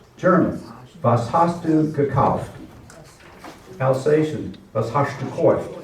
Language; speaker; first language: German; non-native, learner; English